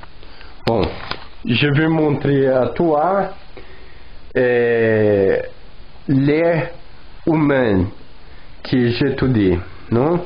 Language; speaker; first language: French; non-native, learner; Portuguese